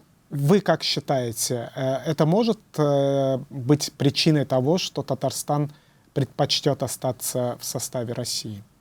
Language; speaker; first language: Russian; native; Russian